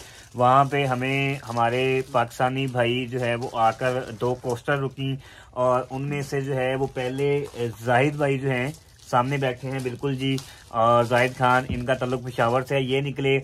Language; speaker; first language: Urdu; non-native, local second language; Punjabi